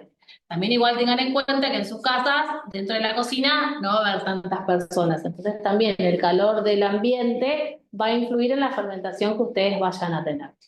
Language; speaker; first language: Spanish; native; Spanish